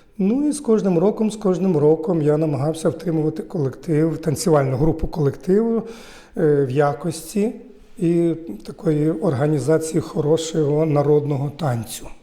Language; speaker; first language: Ukrainian; native; Ukrainian